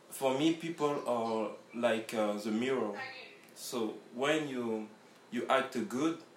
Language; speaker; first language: English; non-native, learner; French